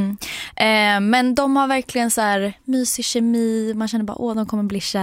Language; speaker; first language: Swedish; native; Swedish